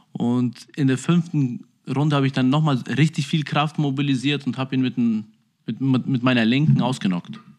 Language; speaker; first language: German; early bilingual, other home language; Albanian